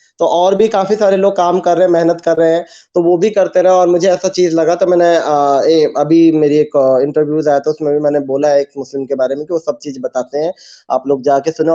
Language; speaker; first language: Hindi; native; Hindi